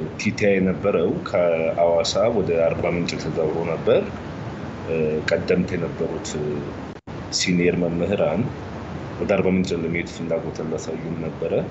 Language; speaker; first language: Amharic; non-native, local second language; Sidamo